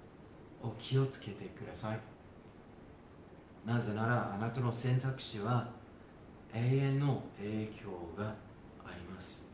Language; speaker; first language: Japanese; non-native, fluent; English